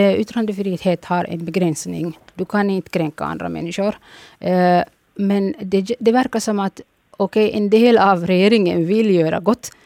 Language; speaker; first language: Swedish; early bilingual, other home language; Somali